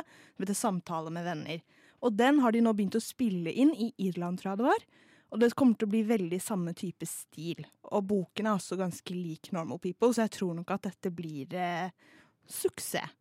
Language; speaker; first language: Norwegian; native; Norwegian